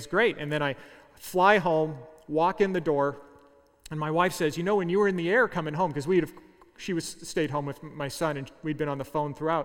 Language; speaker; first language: English; native; English